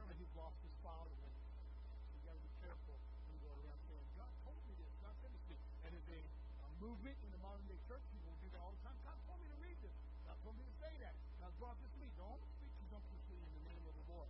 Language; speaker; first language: English; native; English